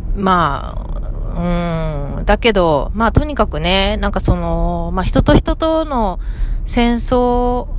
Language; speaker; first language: Japanese; native; Japanese